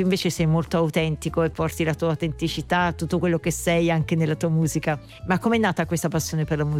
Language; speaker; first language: Italian; native; Italian